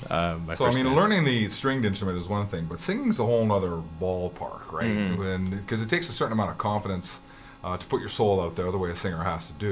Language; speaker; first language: English; native; English